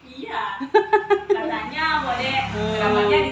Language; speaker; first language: Indonesian; non-native, local second language; Balinese